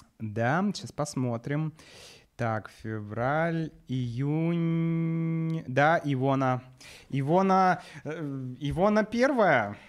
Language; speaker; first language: Russian; native; Russian